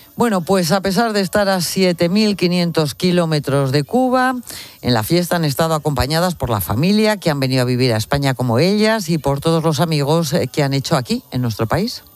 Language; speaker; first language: Spanish; native; Spanish